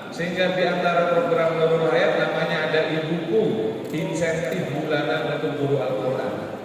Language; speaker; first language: Indonesian; non-native, local second language; Madurese